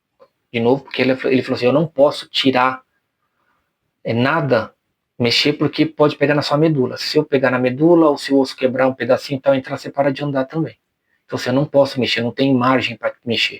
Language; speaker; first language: Portuguese; native; Portuguese